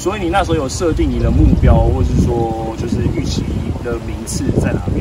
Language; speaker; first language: Chinese; native; Chinese